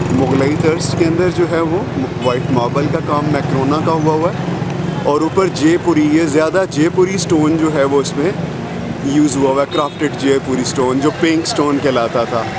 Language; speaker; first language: Urdu; non-native, local second language; Punjabi